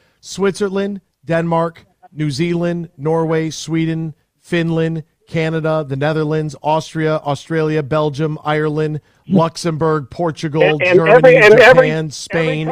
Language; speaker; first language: English; native; English